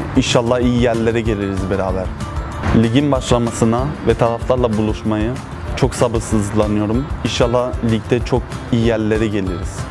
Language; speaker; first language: Turkish; early bilingual, heritage; Turkish